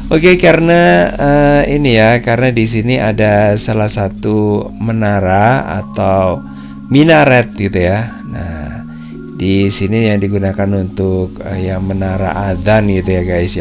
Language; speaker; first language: Indonesian; native; Indonesian